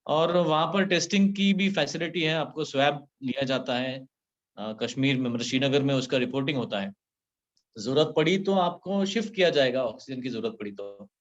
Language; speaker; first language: Hindi; non-native, local second language; Marathi